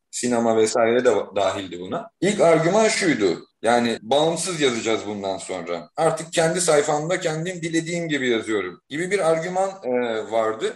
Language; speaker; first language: Turkish; native; Turkish